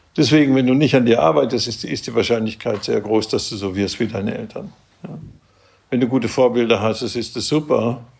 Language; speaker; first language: German; native; German